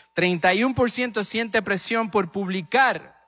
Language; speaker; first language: Spanish; early bilingual, other home language; English